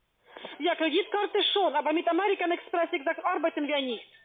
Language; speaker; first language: German; non-native, fluent; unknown